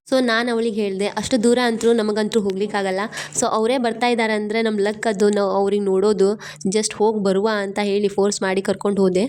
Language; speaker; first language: Kannada; non-native, local second language; Lambadi